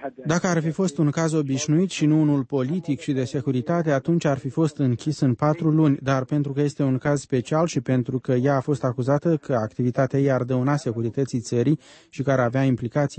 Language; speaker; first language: Romanian; native; Romanian